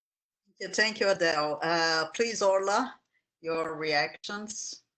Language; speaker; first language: English; non-native, fluent; Portuguese